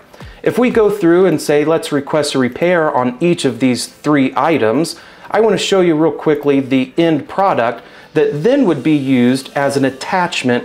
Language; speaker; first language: English; native; English